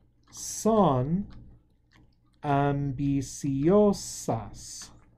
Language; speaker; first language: Spanish; non-native, fluent; English